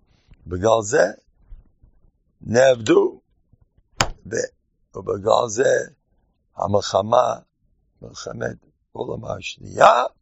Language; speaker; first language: Hebrew; non-native, fluent; English